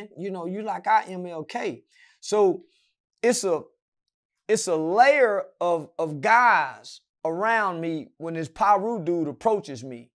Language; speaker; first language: English; native; English